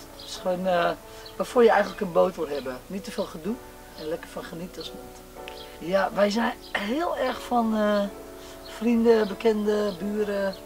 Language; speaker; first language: Dutch; non-native, local second language; Western Frisian